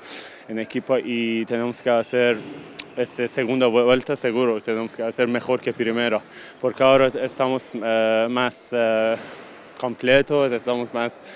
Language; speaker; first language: Spanish; non-native, learner; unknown